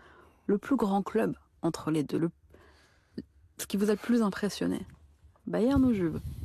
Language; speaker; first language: French; native; French